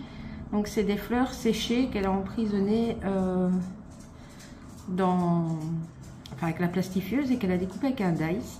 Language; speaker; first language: French; native; French